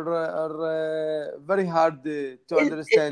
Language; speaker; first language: English; non-native, learner; Arabic